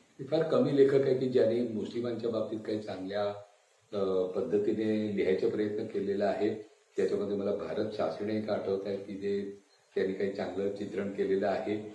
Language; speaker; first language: Marathi; non-native, local second language; Gujarati